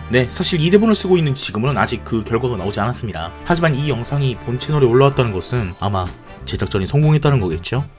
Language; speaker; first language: Korean; native; Korean